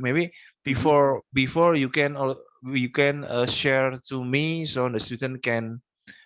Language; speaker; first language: English; non-native, local second language; Indonesian